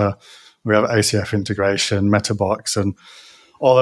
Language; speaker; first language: English; native; English